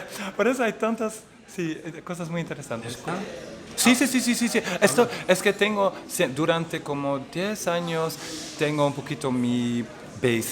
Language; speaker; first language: Spanish; non-native, fluent; Dutch